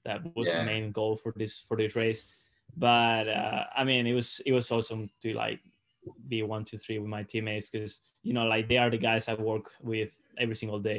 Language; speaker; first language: English; non-native, fluent; Spanish